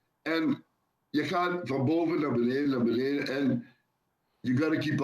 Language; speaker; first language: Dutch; non-native, local second language; Papiamento